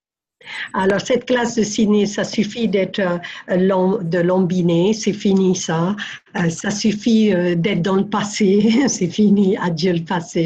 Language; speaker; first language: French; non-native, fluent; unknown